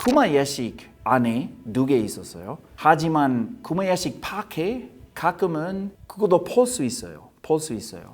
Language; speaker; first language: Korean; non-native, learner; English